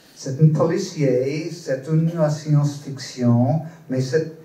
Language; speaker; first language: French; non-native, learner; English